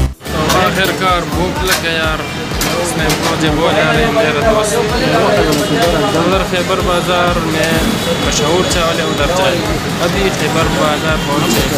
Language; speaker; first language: Hindi; non-native, local second language; Pashto